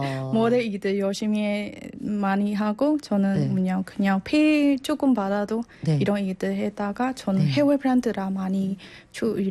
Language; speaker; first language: Korean; non-native, learner; Burmese